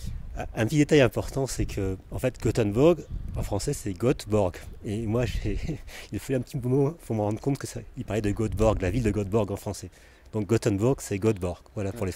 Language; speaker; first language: French; native; French